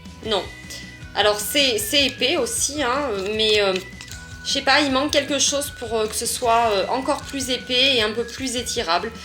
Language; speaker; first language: French; native; French